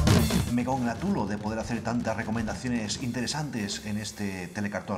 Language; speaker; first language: Spanish; native; Spanish